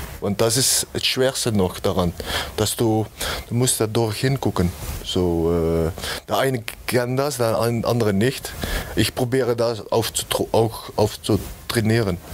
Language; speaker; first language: German; non-native, learner; Dutch